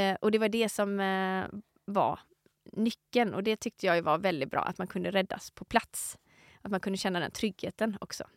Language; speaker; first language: Swedish; native; Swedish